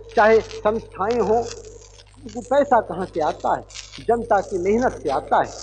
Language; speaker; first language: Hindi; native; Hindi